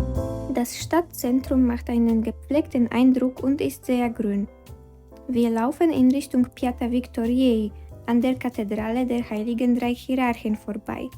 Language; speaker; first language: German; non-native, fluent; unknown